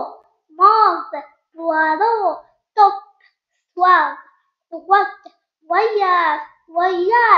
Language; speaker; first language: French; non-native, local second language; Arabic